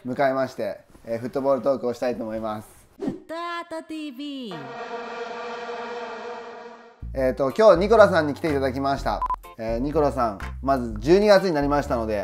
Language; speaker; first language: Japanese; native; Japanese